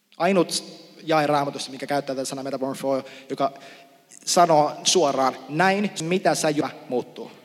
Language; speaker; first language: Finnish; native; Finnish